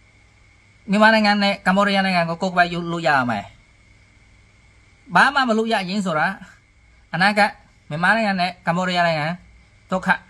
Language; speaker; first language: Burmese; non-native, learner; Khmer